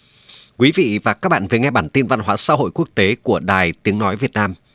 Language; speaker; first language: Vietnamese; native; Vietnamese